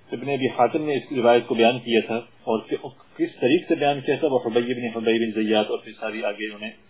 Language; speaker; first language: Urdu; non-native, local second language; Punjabi